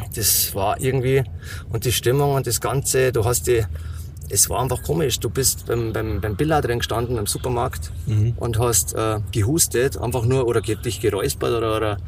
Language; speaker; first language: German; native; German